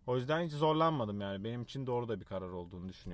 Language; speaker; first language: Turkish; native; Turkish